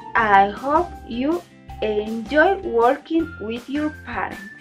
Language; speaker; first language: English; non-native, fluent; Spanish